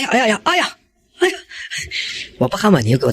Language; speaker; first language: Chinese; native; Chinese